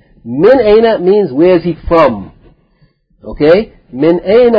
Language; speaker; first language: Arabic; non-native, fluent; English